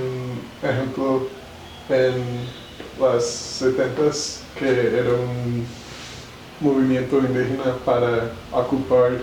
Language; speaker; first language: Spanish; non-native, learner; English